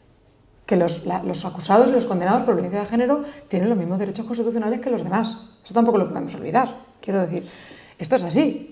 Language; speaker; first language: Spanish; native; Spanish